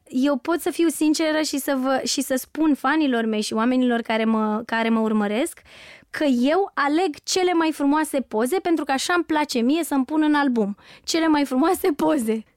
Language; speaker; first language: Romanian; native; Romanian